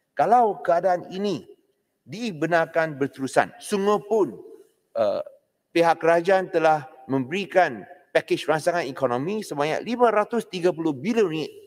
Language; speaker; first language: Malay; non-native, local second language; Chinese